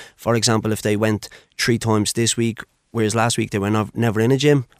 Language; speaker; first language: English; native; English